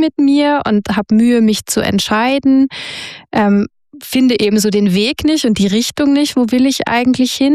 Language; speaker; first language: German; native; German